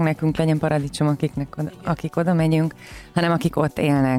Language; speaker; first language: Hungarian; native; Hungarian